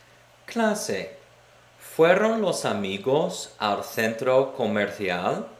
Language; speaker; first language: Spanish; non-native, fluent; English